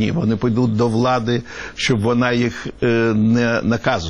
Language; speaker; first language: Ukrainian; non-native, local second language; Russian